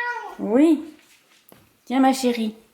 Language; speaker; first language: French; native; French